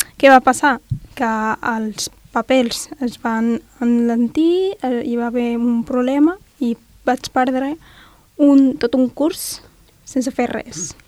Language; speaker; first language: Catalan; non-native, fluent; Arabic